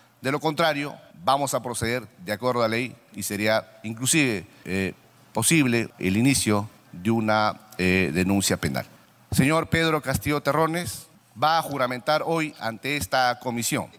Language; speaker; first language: Spanish; native; Spanish